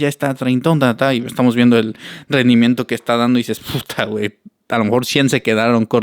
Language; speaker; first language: Spanish; native; Spanish